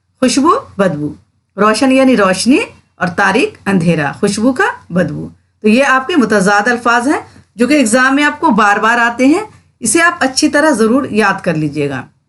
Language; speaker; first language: Urdu; native; Urdu